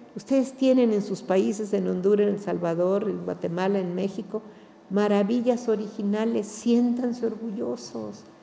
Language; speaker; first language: Spanish; native; Spanish